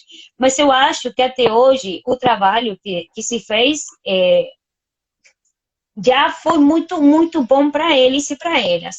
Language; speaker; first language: Portuguese; non-native, fluent; Spanish